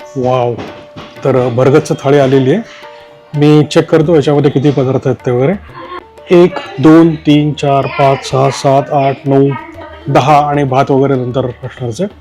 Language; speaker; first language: Marathi; native; Marathi